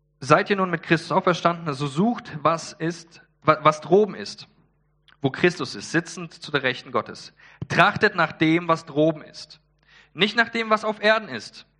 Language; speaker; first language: German; early bilingual, other home language; Polish